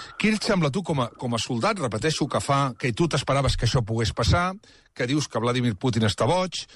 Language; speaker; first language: Catalan; native; Catalan